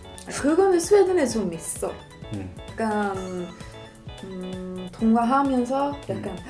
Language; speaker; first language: Korean; non-native, learner; Swedish